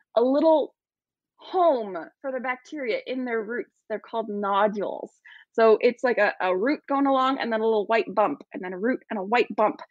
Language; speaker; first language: English; native; English